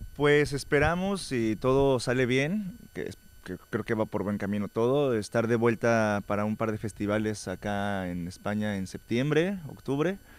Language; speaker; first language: Spanish; native; Spanish